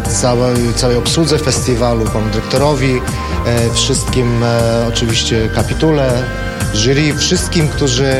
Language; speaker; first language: Polish; native; Polish